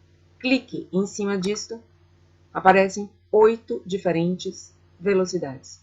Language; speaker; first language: Portuguese; non-native, fluent; Spanish